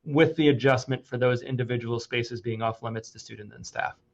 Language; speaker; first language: English; native; English